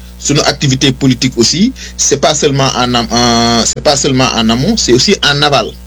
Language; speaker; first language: French; non-native, local second language; Wolof